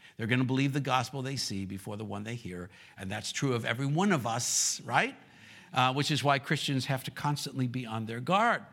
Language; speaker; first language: English; native; English